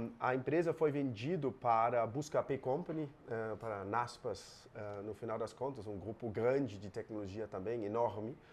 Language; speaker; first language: Portuguese; non-native, fluent; German